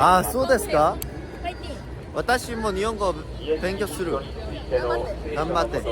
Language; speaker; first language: Japanese; non-native, learner; Korean